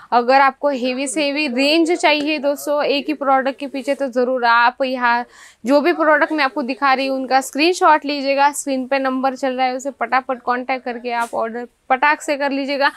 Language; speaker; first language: Hindi; native; Hindi